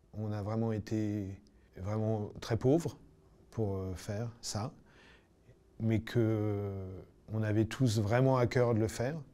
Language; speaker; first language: French; native; French